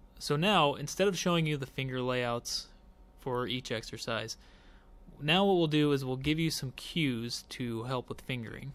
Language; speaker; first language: English; native; English